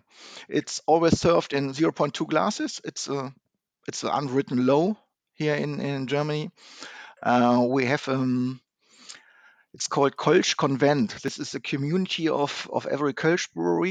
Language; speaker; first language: English; non-native, fluent; German